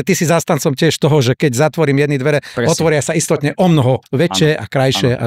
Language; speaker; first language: Slovak; native; Slovak